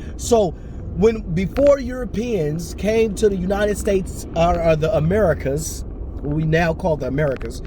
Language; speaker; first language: English; native; English